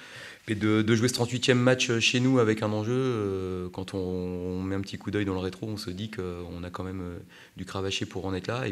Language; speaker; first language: French; native; French